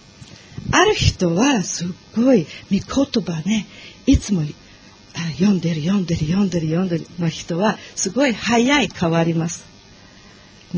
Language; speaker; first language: Japanese; non-native, learner; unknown